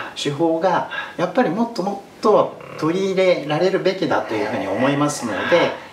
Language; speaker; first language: Japanese; native; Japanese